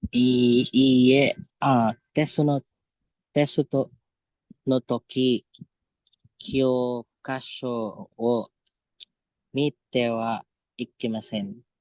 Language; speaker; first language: Japanese; non-native, learner; Filipino